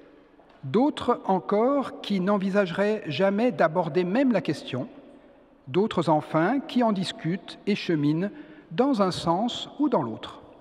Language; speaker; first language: French; native; French